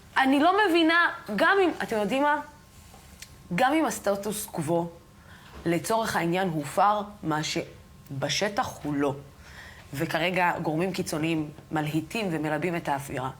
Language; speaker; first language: Hebrew; non-native, local second language; Arabic